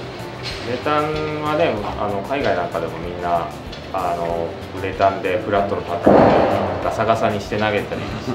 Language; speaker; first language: Japanese; native; Japanese